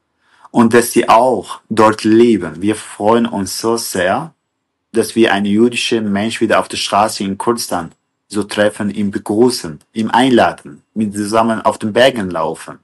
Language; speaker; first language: German; non-native, fluent; Kurdish